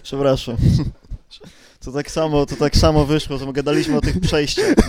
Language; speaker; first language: Polish; native; Polish